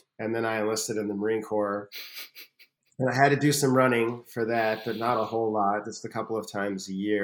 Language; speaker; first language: English; native; English